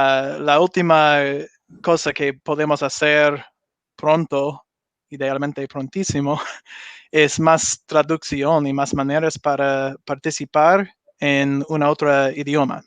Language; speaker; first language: Spanish; non-native, learner; English